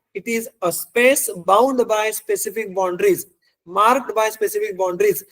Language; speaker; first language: Hindi; non-native, local second language; Marathi